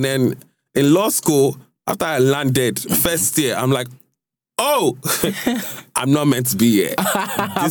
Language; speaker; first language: English; non-native, local second language; Igbo